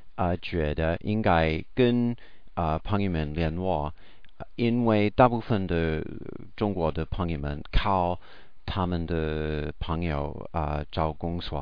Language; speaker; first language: Chinese; non-native, learner; English